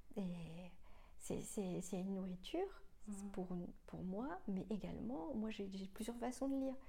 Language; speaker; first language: French; non-native, local second language; Morisyen